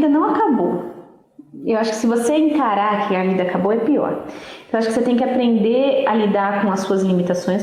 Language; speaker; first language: Portuguese; native; Portuguese